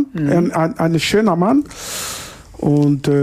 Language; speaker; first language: German; non-native, learner; Lingala